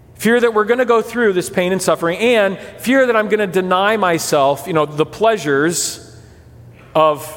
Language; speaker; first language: English; early bilingual, other home language; Portuguese